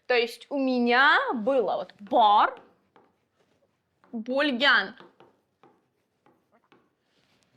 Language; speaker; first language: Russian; non-native, local second language; Uzbek